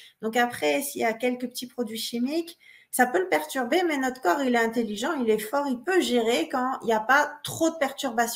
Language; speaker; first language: French; native; French